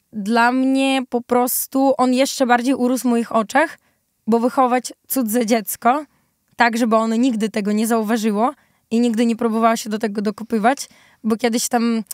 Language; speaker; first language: Polish; early bilingual, other home language; Ukrainian